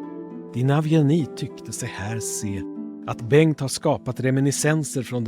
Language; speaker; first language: Swedish; native; Swedish